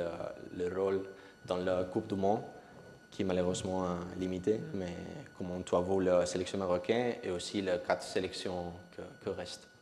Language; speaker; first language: French; non-native, fluent; Spanish